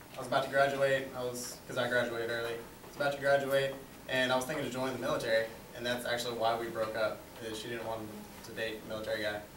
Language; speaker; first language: English; native; English